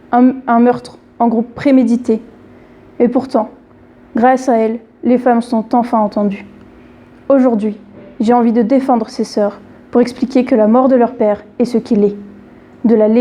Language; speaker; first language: French; native; French